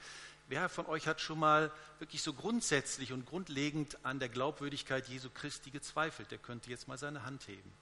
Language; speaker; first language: German; native; German